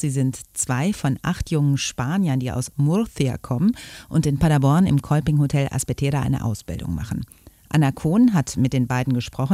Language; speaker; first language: German; native; German